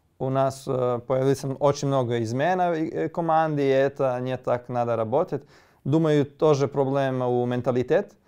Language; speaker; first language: Russian; non-native, learner; Serbian